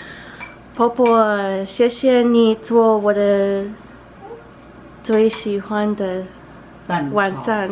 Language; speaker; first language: Chinese; non-native, learner; English